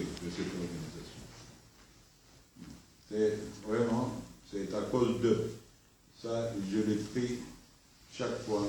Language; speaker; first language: French; non-native, fluent; Turkish